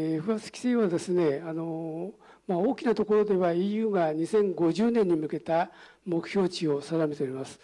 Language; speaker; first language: Japanese; native; Japanese